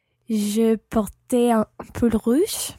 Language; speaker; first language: French; non-native, learner; English